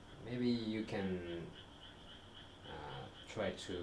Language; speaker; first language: English; non-native, learner; Japanese